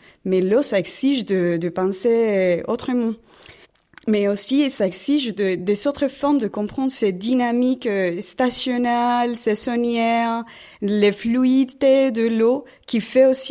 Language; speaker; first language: French; non-native, fluent; Spanish